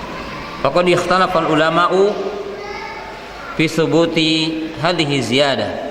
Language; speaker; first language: Arabic; non-native, fluent; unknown